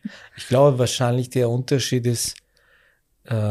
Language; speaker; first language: German; non-native, fluent; Spanish